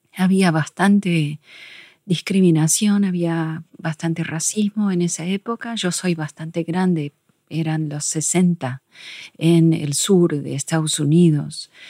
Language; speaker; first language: Spanish; non-native, fluent; English